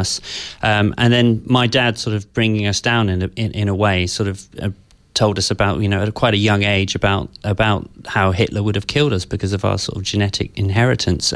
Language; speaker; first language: English; native; English